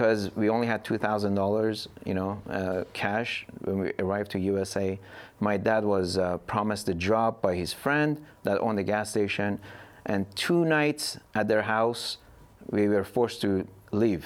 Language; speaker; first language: English; non-native, fluent; Persian